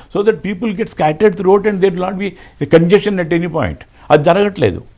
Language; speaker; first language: English; non-native, local second language; Telugu